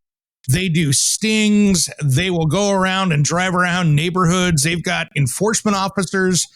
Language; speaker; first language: English; native; English